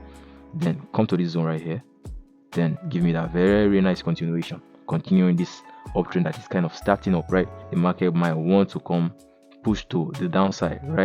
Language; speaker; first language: English; native; English